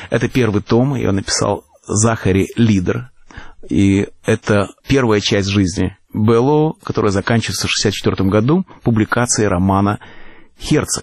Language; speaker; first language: Russian; native; Russian